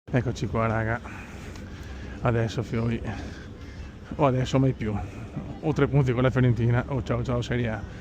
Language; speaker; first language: Italian; native; Italian